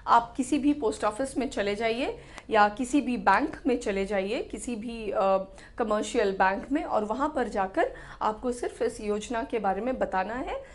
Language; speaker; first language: Hindi; native; Hindi